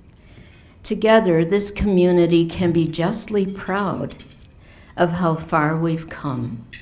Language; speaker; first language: English; native; English